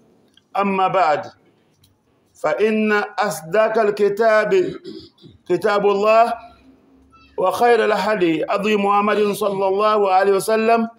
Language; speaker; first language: Arabic; non-native, fluent; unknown